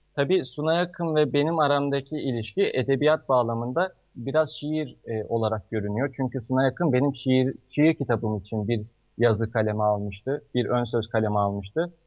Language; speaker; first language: Turkish; native; Turkish